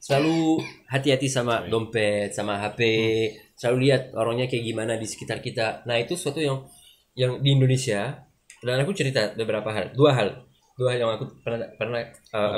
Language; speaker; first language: Indonesian; non-native, learner; French